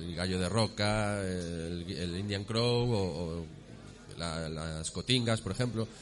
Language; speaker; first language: Spanish; native; Spanish